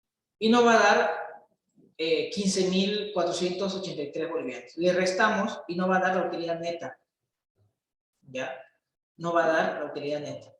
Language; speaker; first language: Spanish; native; Spanish